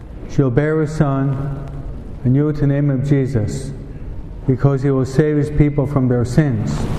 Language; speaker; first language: English; non-native, fluent; Spanish